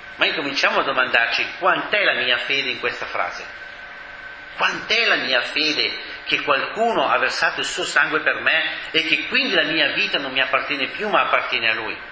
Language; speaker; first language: Italian; native; Italian